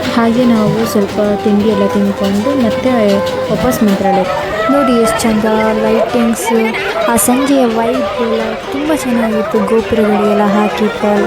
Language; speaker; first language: Kannada; native; Kannada